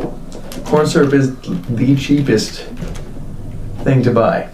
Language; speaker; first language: English; native; English